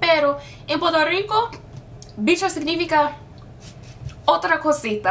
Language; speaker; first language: Spanish; non-native, fluent; English